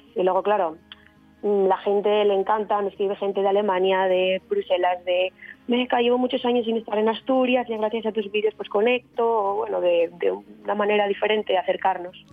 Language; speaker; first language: Spanish; native; Spanish